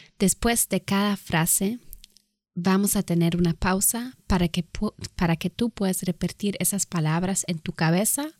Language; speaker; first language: Spanish; non-native, fluent; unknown